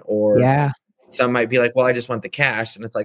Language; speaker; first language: English; native; English